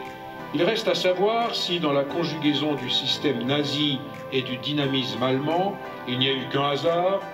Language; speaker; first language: French; native; French